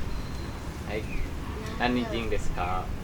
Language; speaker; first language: Japanese; non-native, learner; Indonesian